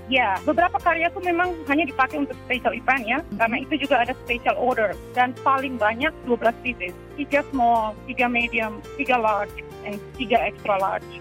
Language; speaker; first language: Indonesian; native; Indonesian